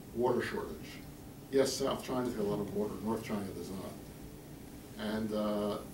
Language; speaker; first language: English; native; English